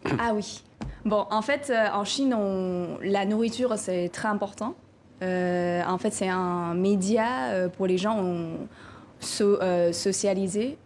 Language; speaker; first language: French; non-native, learner; Chinese